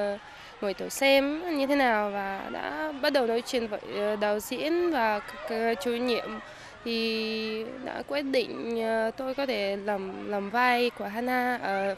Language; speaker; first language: Vietnamese; non-native, fluent; Russian